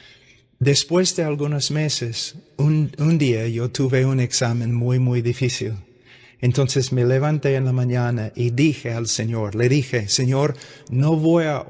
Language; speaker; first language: Spanish; non-native, fluent; English